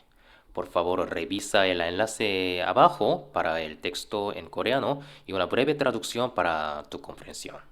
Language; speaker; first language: Spanish; non-native, fluent; Korean